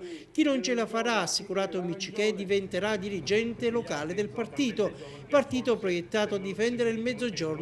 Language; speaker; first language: Italian; native; Italian